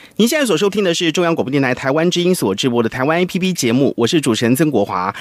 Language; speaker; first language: Chinese; native; Chinese